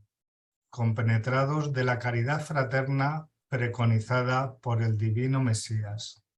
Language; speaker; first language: Spanish; native; Spanish